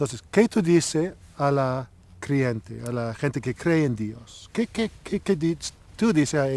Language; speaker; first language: Spanish; non-native, learner; English